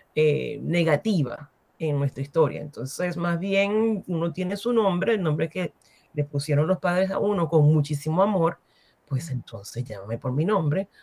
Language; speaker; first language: Spanish; native; Spanish